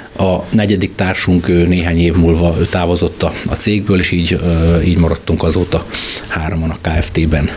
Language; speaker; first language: Hungarian; non-native, local second language; German